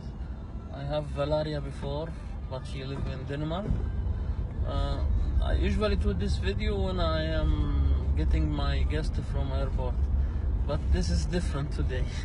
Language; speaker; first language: English; non-native, learner; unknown